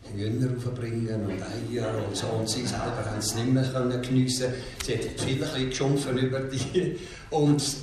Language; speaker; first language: German; native; German